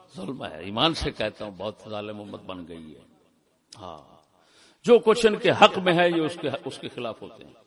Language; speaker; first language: Urdu; non-native, local second language; Punjabi